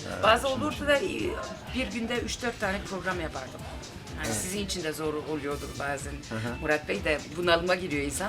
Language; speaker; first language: Turkish; early bilingual, heritage; Turkish